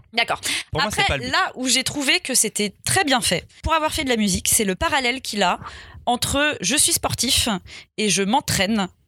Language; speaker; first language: French; native; French